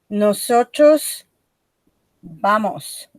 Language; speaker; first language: Spanish; non-native, fluent; English